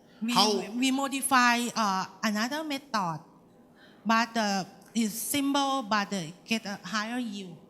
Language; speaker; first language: English; non-native, learner; Thai